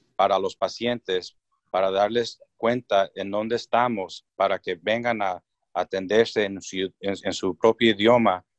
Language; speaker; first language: Spanish; early bilingual, heritage; Spanish